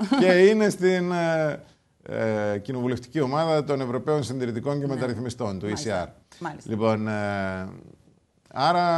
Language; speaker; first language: Greek; native; Greek